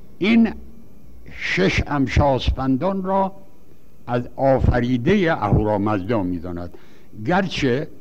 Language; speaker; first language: Persian; native; Persian